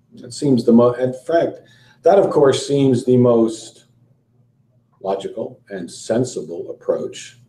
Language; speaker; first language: English; native; English